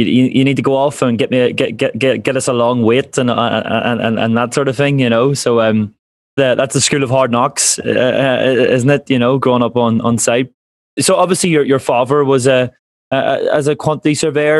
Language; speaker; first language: English; native; English